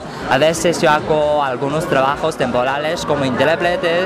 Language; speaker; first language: Spanish; non-native, fluent; Chinese